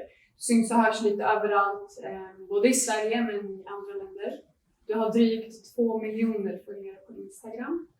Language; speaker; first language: Swedish; native; Swedish